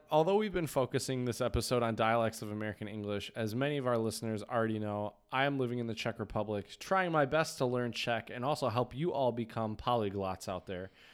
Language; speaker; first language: English; native; English